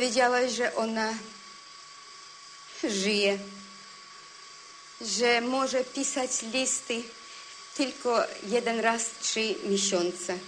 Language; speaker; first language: Polish; early bilingual, heritage; Polish